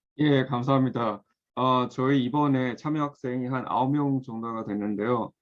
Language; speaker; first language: Korean; non-native, fluent; Chinese